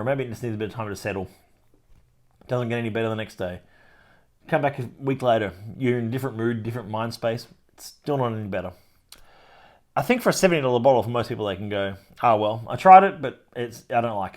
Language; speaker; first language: English; native; English